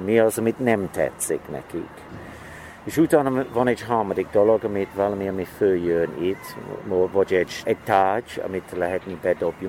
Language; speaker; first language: Hungarian; non-native, learner; English